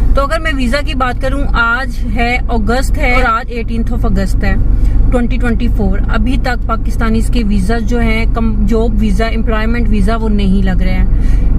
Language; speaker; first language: Urdu; non-native, local second language; Punjabi